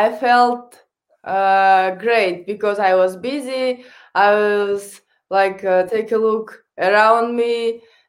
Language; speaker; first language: English; non-native, learner; Kazakh